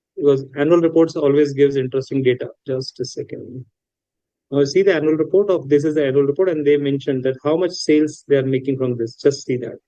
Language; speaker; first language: English; non-native, local second language; Hindi